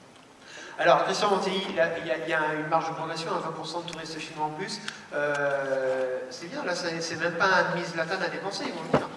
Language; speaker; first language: French; native; French